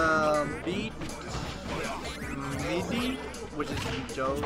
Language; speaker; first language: English; native; English